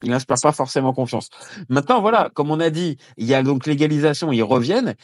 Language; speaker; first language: French; native; French